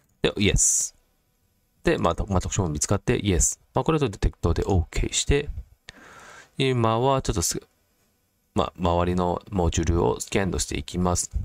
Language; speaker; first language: Japanese; non-native, fluent; Cantonese